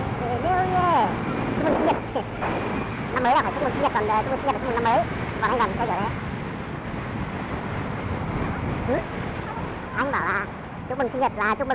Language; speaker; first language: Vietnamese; native; Vietnamese